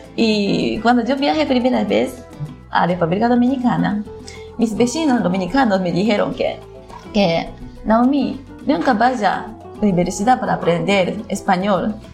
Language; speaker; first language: Spanish; non-native, learner; Japanese